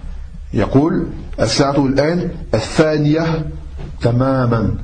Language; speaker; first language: Arabic; non-native, fluent; French